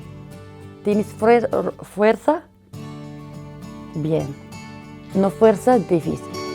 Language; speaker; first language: Spanish; non-native, learner; Arabic